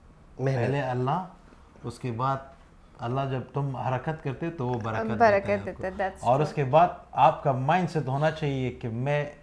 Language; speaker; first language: Hindi; non-native, fluent; Pashto